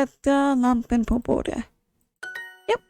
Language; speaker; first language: Norwegian; non-native, learner; English